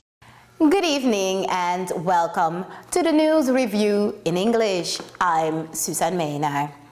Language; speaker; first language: English; non-native, fluent; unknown